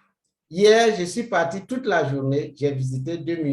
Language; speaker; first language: French; non-native, fluent; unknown